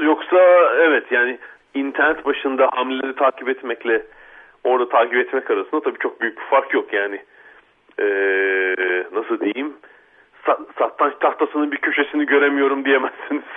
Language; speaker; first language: Turkish; native; Turkish